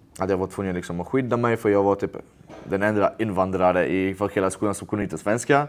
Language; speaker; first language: Swedish; early bilingual, other home language; Polish